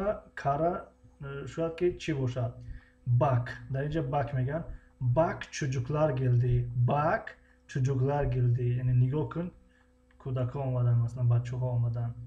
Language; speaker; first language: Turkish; non-native, fluent; Tajik